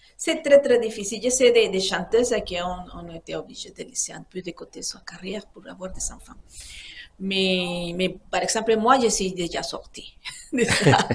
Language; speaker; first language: French; non-native, fluent; Spanish